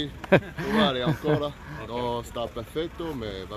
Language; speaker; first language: Italian; non-native, learner; French